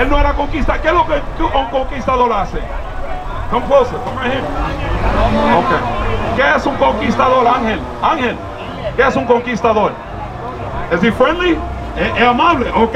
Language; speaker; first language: Spanish; early bilingual, other home language; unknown